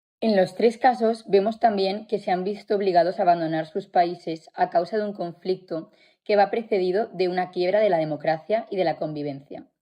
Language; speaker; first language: Spanish; native; Spanish